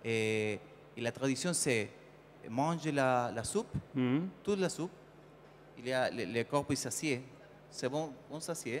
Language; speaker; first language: French; non-native, learner; Spanish